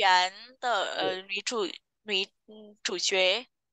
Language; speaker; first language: Chinese; non-native, fluent; Vietnamese